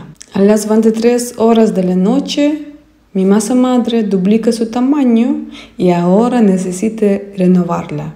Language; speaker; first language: Spanish; non-native, fluent; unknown